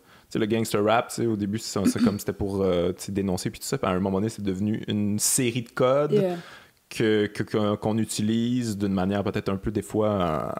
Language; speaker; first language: French; native; French